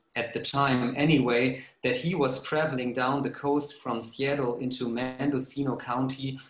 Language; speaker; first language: English; non-native, fluent; German